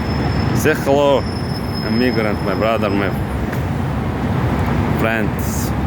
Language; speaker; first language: English; non-native, learner; Kyrgyz